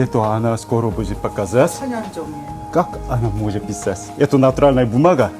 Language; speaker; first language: Russian; non-native, learner; Korean